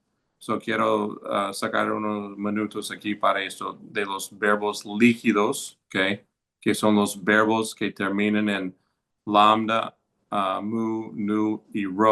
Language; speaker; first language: Spanish; non-native, fluent; English